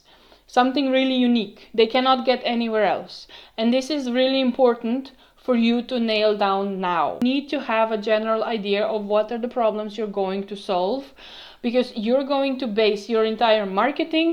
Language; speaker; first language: English; non-native, fluent; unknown